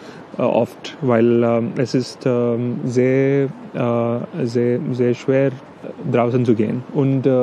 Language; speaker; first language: German; non-native, learner; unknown